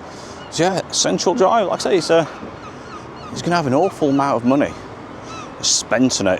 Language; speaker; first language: English; native; English